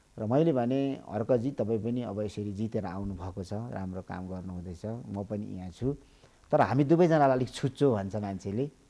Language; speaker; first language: Nepali; native; Nepali